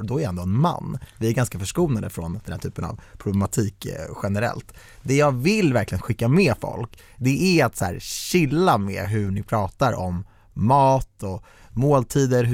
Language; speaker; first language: Swedish; native; Swedish